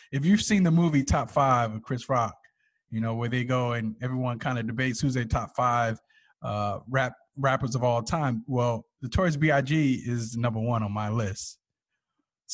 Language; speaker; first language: English; native; English